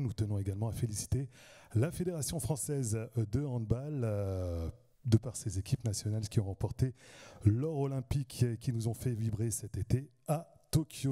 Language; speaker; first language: French; native; French